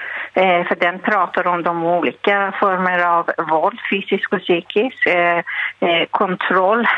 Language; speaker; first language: Swedish; non-native, fluent; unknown